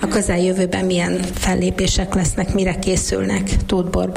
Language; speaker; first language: Hungarian; native; Hungarian